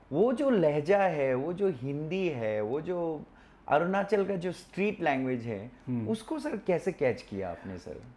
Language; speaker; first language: Hindi; non-native, local second language; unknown